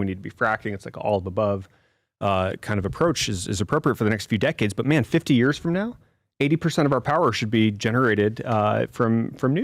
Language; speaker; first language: English; native; English